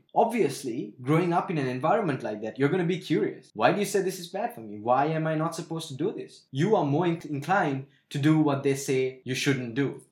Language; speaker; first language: English; non-native, local second language; Sinhala